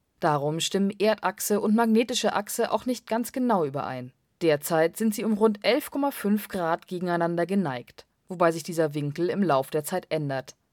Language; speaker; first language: German; native; German